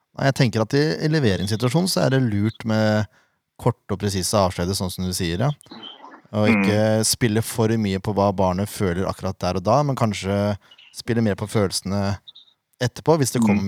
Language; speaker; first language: Norwegian; native; Norwegian